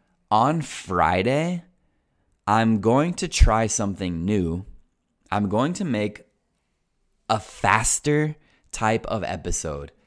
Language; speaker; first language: English; native; English